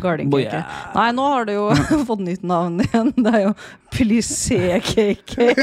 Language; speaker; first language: Norwegian; native; Norwegian